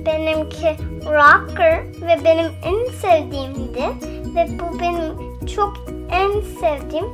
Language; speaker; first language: Turkish; early bilingual, heritage; Turkish